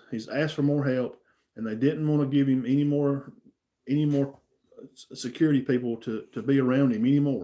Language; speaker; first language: English; native; English